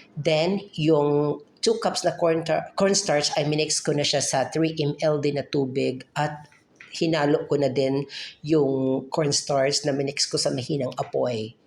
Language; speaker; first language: Filipino; native; Filipino